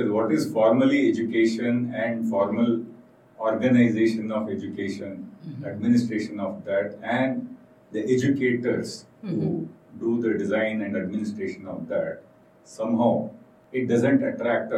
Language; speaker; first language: English; non-native, local second language; Kannada